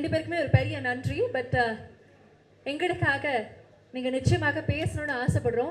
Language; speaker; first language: Tamil; native; Tamil